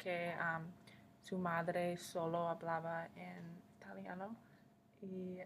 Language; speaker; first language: Spanish; non-native, learner; English